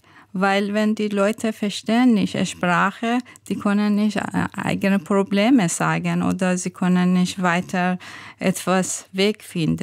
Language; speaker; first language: German; non-native, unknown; Persian